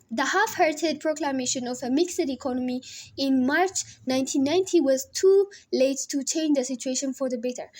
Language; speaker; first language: English; non-native, local second language; Amharic